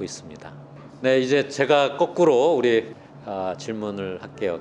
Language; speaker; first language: Korean; native; Korean